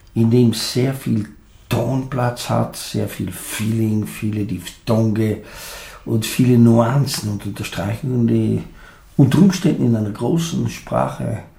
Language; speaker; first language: German; non-native, local second language; Ladin